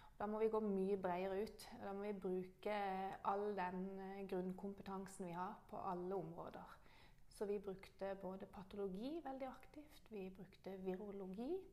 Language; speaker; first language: Norwegian; native; Norwegian